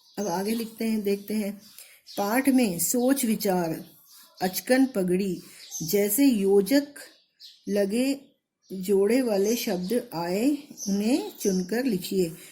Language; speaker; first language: Hindi; native; Hindi